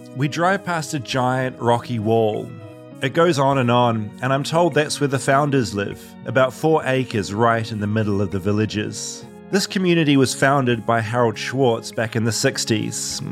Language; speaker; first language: English; native; English